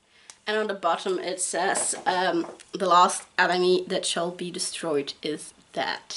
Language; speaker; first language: English; non-native, fluent; Dutch